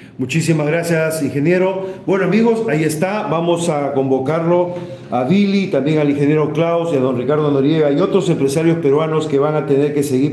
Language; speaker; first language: Spanish; native; Spanish